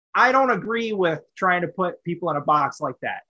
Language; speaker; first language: English; native; English